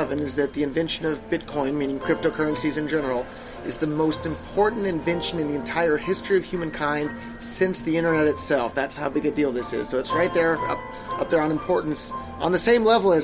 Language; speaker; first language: English; native; English